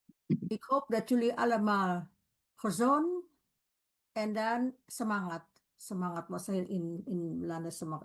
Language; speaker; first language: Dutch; non-native, fluent; Indonesian